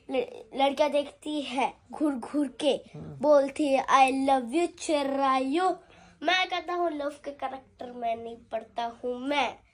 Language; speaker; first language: Hindi; native; Hindi